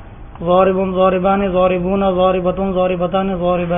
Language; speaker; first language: Arabic; non-native, learner; Urdu